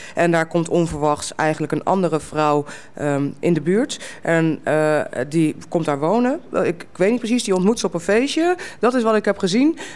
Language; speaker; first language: Dutch; native; Dutch